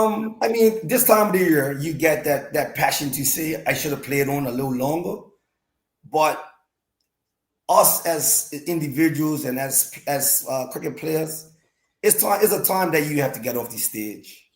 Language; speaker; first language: English; native; English